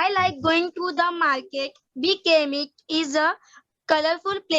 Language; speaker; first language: English; non-native, learner; Hindi